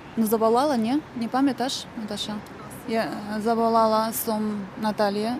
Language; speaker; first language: Slovak; non-native, learner; Russian